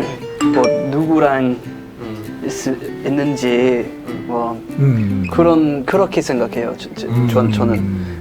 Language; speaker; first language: Korean; non-native, fluent; English